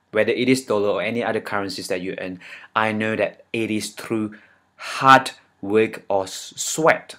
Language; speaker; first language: English; non-native, fluent; Indonesian